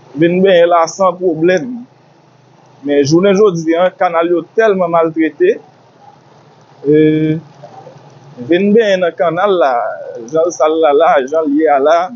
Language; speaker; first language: Haitian Creole; native; Haitian Creole